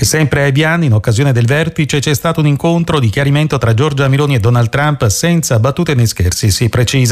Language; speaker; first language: Italian; native; Italian